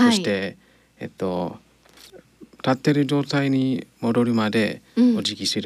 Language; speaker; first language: Japanese; non-native, learner; English